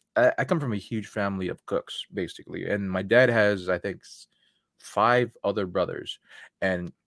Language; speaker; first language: English; early bilingual, other home language; Filipino